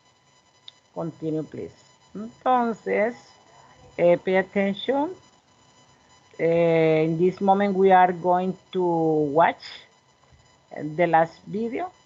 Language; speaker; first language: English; non-native, fluent; Spanish